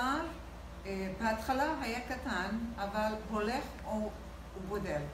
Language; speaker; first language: Hebrew; non-native, local second language; Arabic